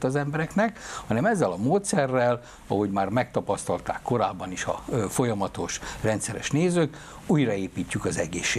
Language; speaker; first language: Hungarian; native; Hungarian